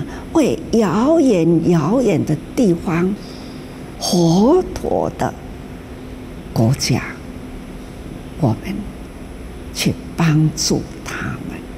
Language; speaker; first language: Chinese; native; Chinese